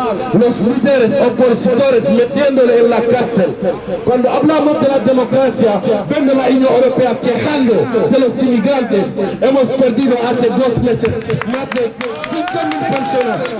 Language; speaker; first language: Spanish; non-native, fluent; Wolof